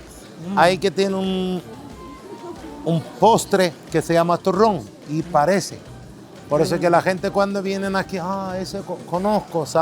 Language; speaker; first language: Spanish; non-native, learner; Turkish